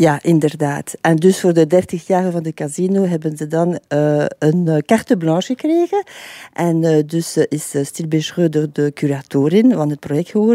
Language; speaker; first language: Dutch; non-native, fluent; French